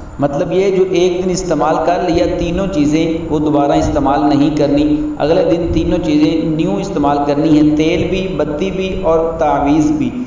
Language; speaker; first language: Urdu; non-native, local second language; Punjabi